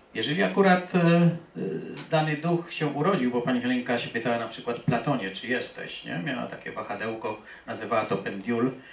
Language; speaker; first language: Polish; native; Polish